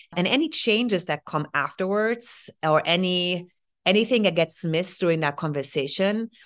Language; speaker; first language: English; non-native, fluent; German